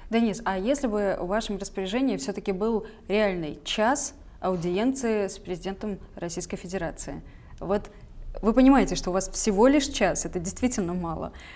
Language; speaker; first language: Russian; native; Russian